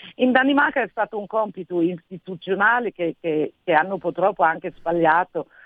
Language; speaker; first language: Italian; non-native, fluent; Danish